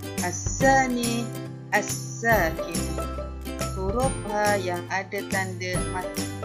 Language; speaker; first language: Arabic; non-native, fluent; Malay